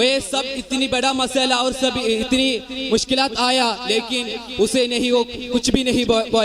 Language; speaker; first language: Hindi; non-native, local second language; Malayalam